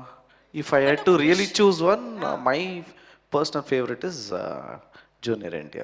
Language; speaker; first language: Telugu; non-native, learner; Kannada